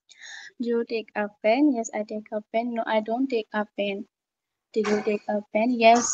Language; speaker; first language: English; non-native, learner; Bangla